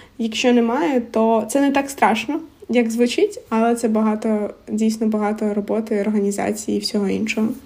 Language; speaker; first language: Ukrainian; non-native, local second language; Russian